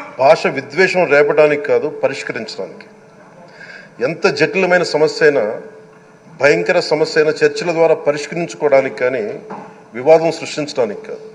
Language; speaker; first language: Telugu; native; Telugu